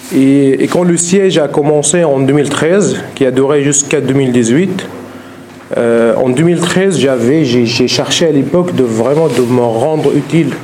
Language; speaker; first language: French; non-native, fluent; Arabic